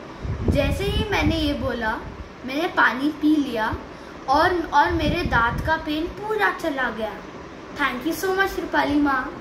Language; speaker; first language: Hindi; native; Hindi